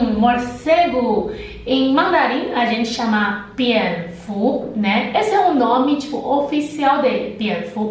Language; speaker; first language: Portuguese; non-native, fluent; Chinese